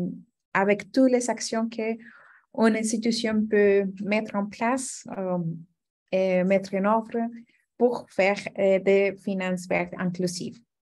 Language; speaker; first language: French; non-native, fluent; Spanish